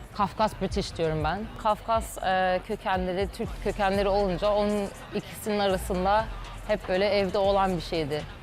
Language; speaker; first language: Turkish; early bilingual, heritage; Turkish